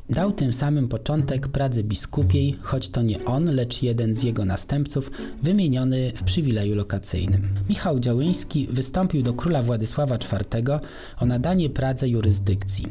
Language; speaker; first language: Polish; native; Polish